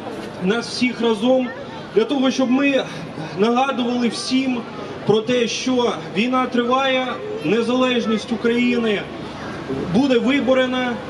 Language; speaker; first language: Ukrainian; native; Ukrainian